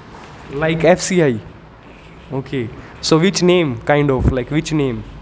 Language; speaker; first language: English; non-native, local second language; Hindi